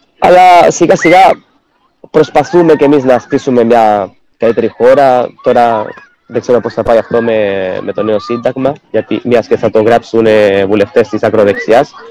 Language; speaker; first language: Greek; non-native, fluent; Spanish